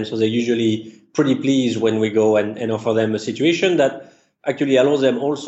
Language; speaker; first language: English; non-native, fluent; French